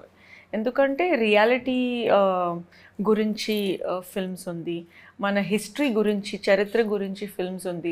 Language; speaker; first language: Telugu; non-native, fluent; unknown